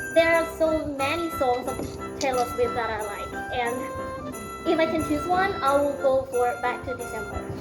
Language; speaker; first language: English; non-native, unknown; Thai